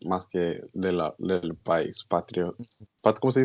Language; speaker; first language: Spanish; non-native, learner; English